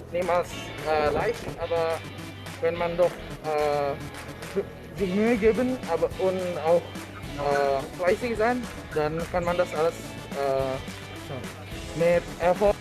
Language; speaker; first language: German; non-native, learner; Indonesian